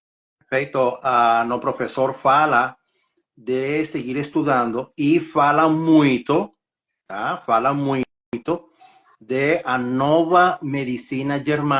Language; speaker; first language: Portuguese; non-native, learner; Spanish